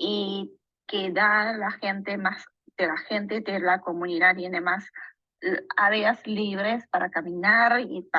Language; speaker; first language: Spanish; non-native, learner; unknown